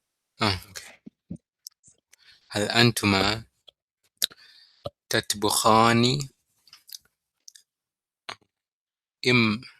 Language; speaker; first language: Arabic; non-native, learner; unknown